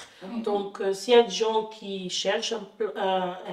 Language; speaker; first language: French; non-native, fluent; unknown